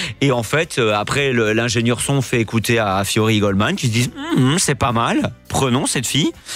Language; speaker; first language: French; native; French